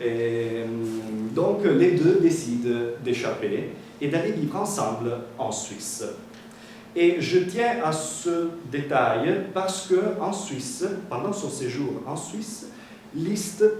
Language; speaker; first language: French; non-native, fluent; Italian